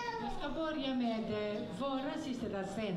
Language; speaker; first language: Swedish; non-native, fluent; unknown